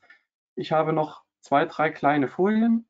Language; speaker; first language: German; native; German